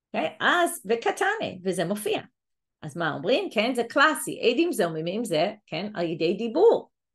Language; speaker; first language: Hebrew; non-native, fluent; English